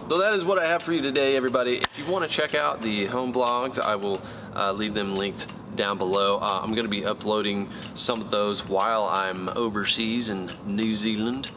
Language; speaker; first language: English; native; English